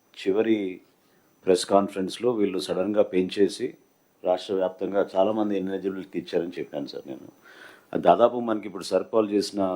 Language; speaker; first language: Telugu; native; Telugu